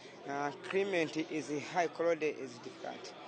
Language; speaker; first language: English; non-native, learner; Kinyarwanda